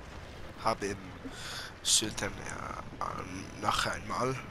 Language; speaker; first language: German; non-native, learner; English